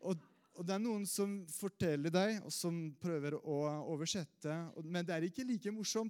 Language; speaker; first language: Norwegian; non-native, fluent; French